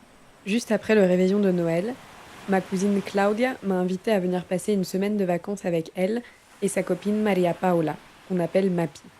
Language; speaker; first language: French; native; French